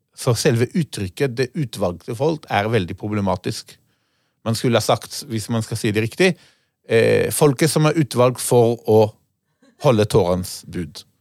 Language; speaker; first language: Norwegian; non-native, fluent; Hebrew